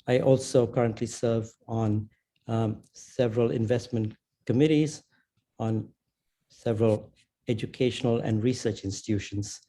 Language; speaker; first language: English; non-native, local second language; Hindi